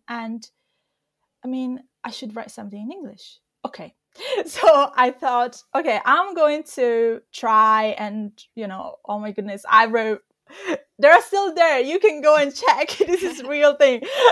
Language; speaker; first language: English; non-native, fluent; Italian